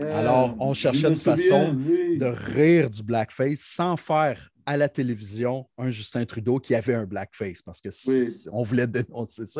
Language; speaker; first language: French; native; French